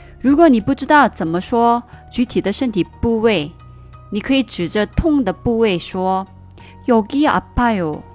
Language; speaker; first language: Chinese; non-native, fluent; Korean